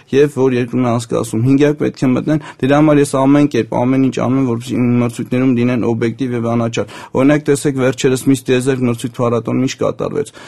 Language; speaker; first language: Armenian; native; Armenian